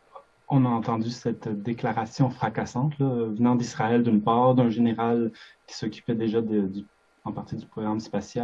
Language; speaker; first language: French; native; French